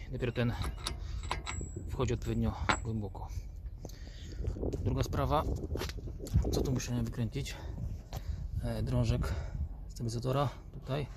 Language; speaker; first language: Polish; native; Polish